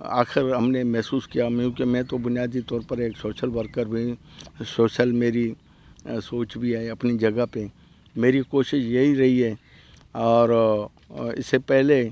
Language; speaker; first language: Urdu; non-native, local second language; Baluchi